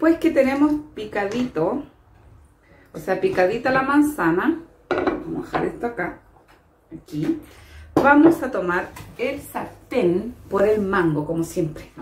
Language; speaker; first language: Spanish; native; Spanish